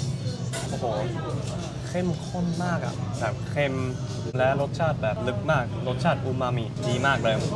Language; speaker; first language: Thai; non-native, fluent; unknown